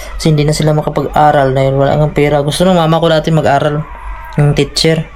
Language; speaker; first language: Filipino; non-native, local second language; Cebuano